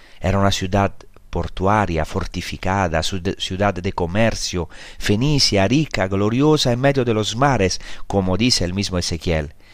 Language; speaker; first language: Spanish; non-native, fluent; Italian